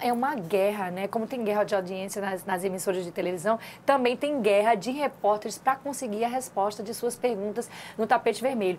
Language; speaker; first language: Portuguese; native; Portuguese